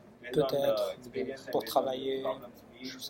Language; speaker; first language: French; early bilingual, other home language; Chinese